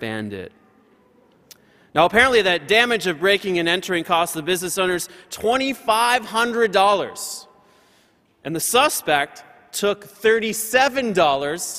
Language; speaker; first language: English; native; English